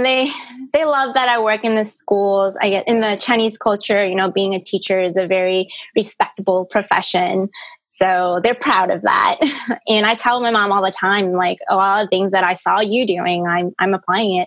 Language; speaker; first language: English; early bilingual, other home language; Cantonese